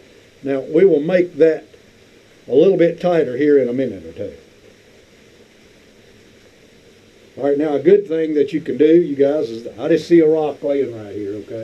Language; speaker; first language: English; native; English